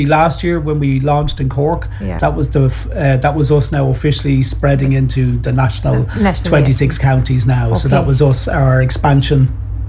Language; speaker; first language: English; native; English